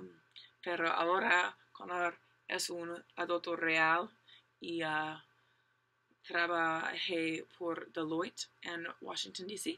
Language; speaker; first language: Spanish; non-native, learner; English